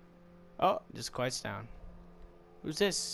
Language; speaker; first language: English; native; English